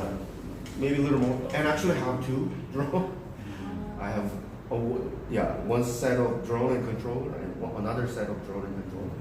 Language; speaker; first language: English; early bilingual, other home language; Korean